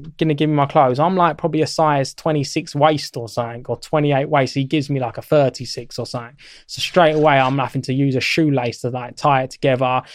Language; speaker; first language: English; native; English